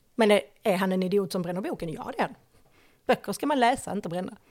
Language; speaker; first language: Swedish; native; Swedish